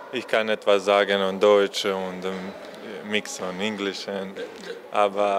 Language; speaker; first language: German; non-native, learner; Croatian